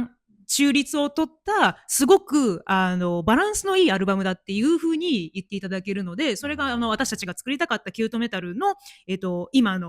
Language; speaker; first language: Japanese; native; Japanese